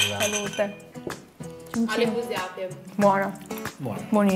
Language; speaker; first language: Italian; non-native, fluent; German